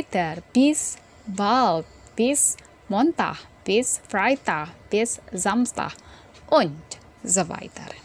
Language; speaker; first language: German; non-native, fluent; Indonesian